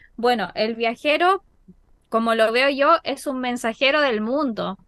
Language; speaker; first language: Spanish; native; Spanish